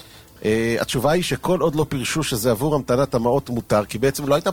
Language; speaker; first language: Hebrew; native; Hebrew